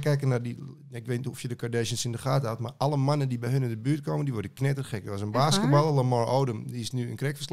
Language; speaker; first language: Dutch; native; Dutch